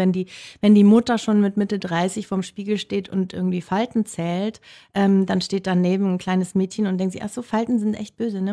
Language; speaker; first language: German; native; German